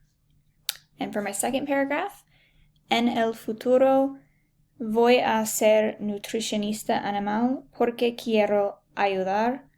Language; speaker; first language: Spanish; non-native, learner; English